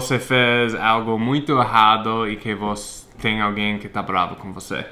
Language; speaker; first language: Portuguese; non-native, fluent; English